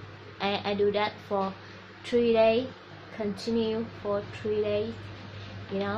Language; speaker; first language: English; non-native, learner; Vietnamese